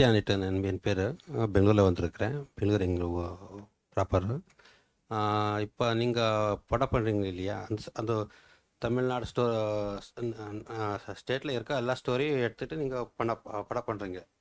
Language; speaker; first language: Tamil; non-native, fluent; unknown